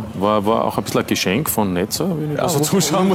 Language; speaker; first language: German; native; German